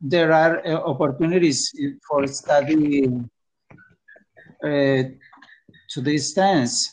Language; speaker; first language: English; non-native, learner; Spanish